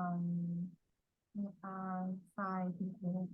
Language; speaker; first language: English; non-native, learner; Vietnamese